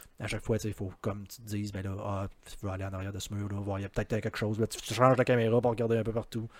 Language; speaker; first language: French; native; French